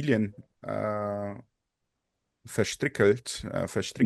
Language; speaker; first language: German; non-native, fluent; Portuguese